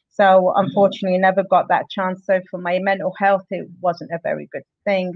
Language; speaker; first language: English; native; English